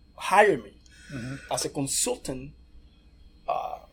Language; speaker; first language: English; non-native, fluent; Spanish